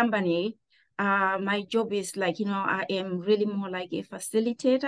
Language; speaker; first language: English; non-native, local second language; Shona